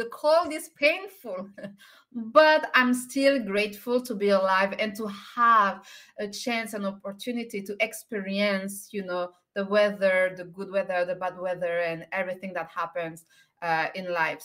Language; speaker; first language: English; non-native, fluent; French